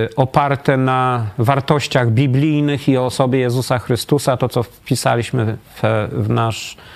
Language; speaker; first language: Polish; native; Polish